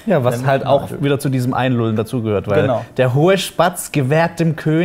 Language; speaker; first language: German; native; German